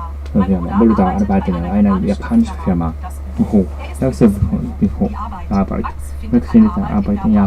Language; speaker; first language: German; non-native, learner; Japanese